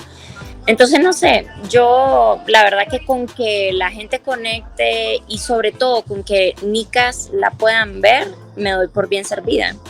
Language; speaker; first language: Spanish; native; Spanish